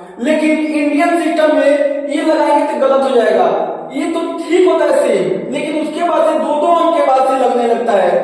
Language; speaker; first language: Hindi; native; Hindi